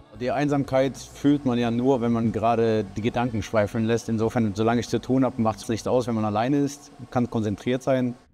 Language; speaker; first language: German; native; German